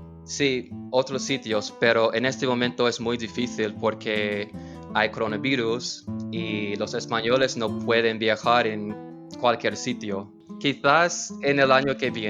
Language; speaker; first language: Spanish; non-native, learner; English